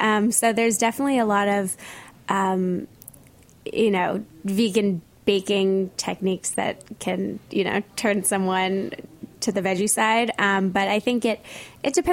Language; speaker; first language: English; native; English